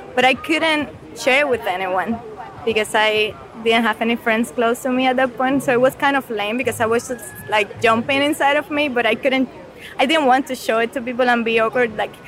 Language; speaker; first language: English; non-native, fluent; Spanish